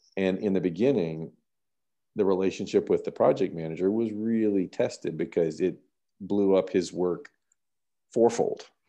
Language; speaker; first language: English; native; English